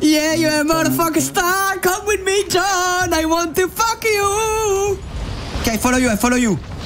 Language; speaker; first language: English; non-native, learner; French